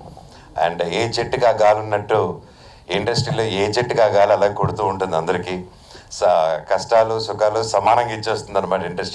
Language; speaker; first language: Telugu; native; Telugu